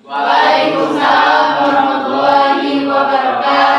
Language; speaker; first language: Indonesian; native; Indonesian